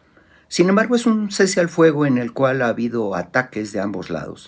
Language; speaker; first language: Spanish; native; Spanish